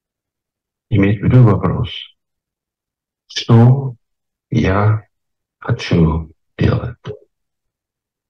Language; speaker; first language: Russian; non-native, fluent; English